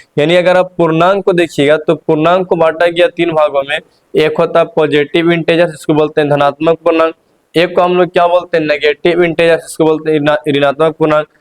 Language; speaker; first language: Hindi; native; Hindi